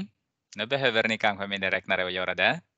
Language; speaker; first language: Swedish; non-native, fluent; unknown